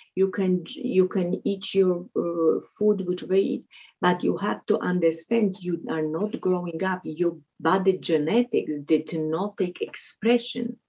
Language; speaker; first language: English; non-native, fluent; Polish